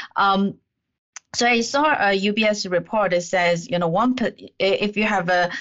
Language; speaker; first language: English; non-native, fluent; Chinese